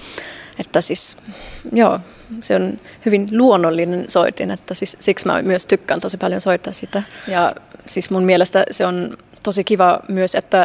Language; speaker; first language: Finnish; non-native, fluent; English